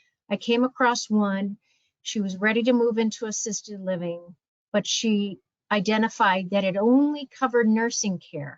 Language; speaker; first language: English; native; English